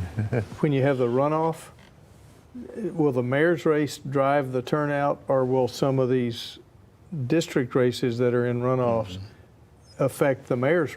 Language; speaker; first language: English; native; English